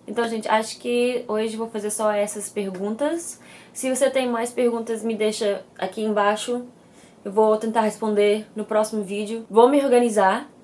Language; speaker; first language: Portuguese; early bilingual, heritage; English